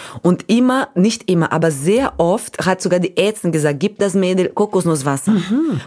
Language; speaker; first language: German; non-native, fluent; Portuguese